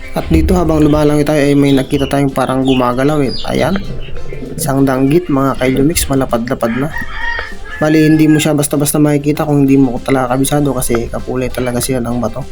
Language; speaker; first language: Filipino; non-native, local second language; Pangasinan